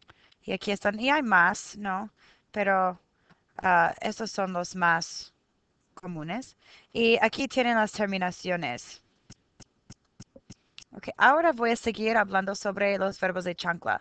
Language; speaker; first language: Spanish; non-native, fluent; English